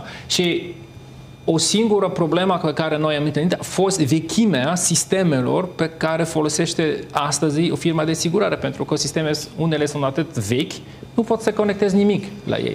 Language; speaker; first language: Romanian; non-native, fluent; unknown